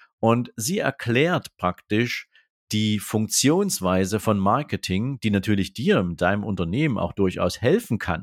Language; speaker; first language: German; native; German